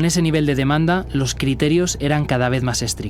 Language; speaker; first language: Spanish; native; Spanish